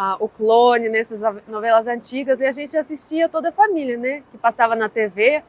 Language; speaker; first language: Portuguese; non-native, fluent; Russian